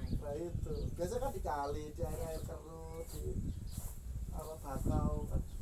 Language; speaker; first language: Indonesian; non-native, local second language; Javanese